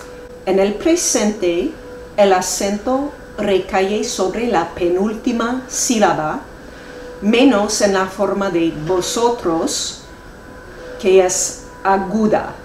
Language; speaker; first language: Spanish; non-native, fluent; English